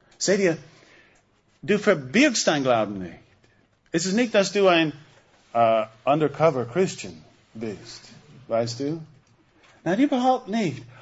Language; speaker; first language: German; non-native, fluent; English